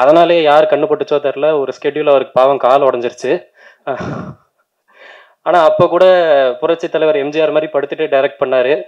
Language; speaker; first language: Tamil; native; Tamil